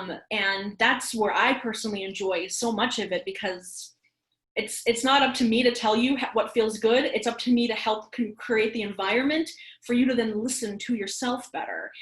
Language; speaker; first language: English; native; English